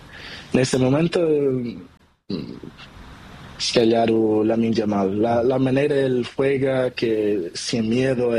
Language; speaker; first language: Spanish; non-native, learner; Portuguese